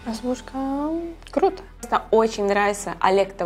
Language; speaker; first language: Russian; non-native, learner; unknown